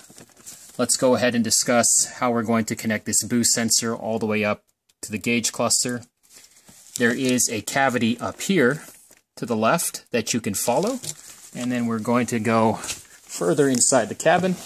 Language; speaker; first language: English; native; English